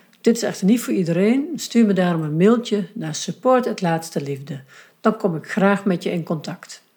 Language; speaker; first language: Dutch; native; Dutch